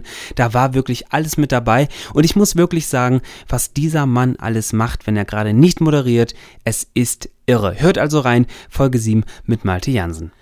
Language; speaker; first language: German; native; German